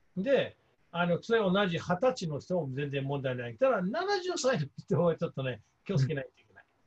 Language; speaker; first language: Japanese; non-native, fluent; English